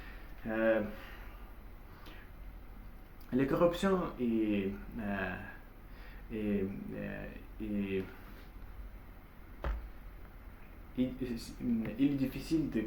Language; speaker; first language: French; non-native, learner; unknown